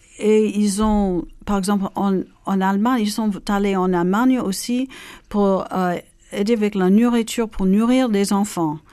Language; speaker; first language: French; non-native, fluent; English